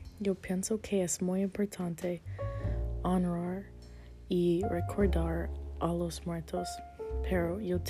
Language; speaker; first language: Spanish; non-native, learner; English